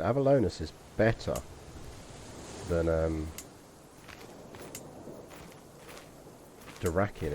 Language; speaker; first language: English; native; English